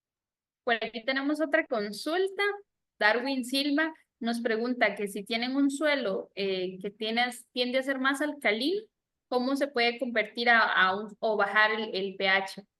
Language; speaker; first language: Spanish; native; Spanish